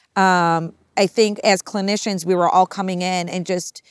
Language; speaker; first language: English; native; English